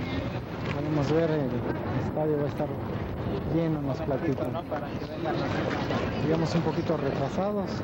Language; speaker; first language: Spanish; native; Spanish